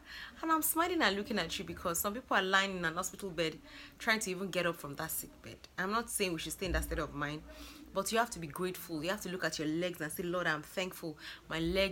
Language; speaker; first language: English; non-native, local second language; Yoruba